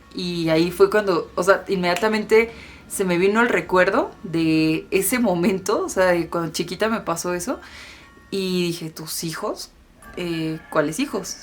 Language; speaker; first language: Spanish; native; Spanish